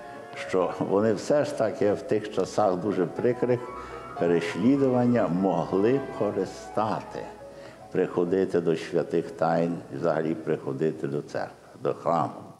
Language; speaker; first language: Ukrainian; early bilingual, heritage; Ukrainian